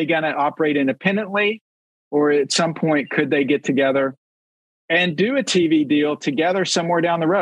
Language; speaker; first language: English; native; English